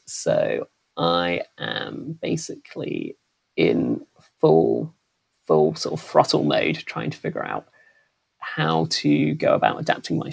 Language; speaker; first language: English; native; English